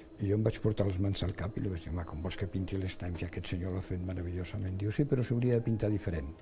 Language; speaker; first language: Catalan; non-native, local second language; Spanish